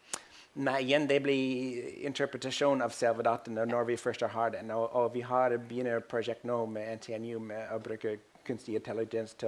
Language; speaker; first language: Norwegian; non-native, fluent; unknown